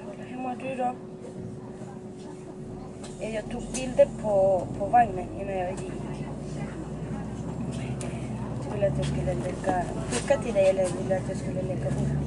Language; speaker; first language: Swedish; non-native, local second language; Spanish